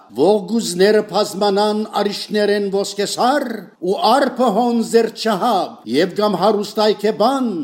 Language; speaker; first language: Armenian; native; Armenian